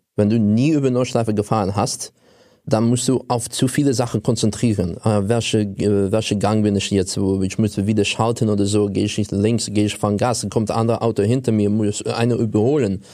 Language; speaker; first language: German; non-native, fluent; Russian